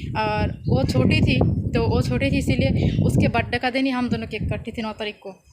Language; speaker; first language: Urdu; non-native, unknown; Bangla